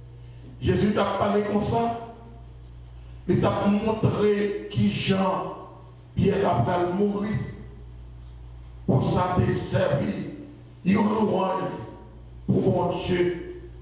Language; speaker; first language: French; non-native, local second language; Haitian Creole